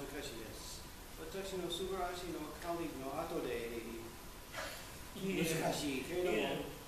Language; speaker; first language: Japanese; non-native, learner; English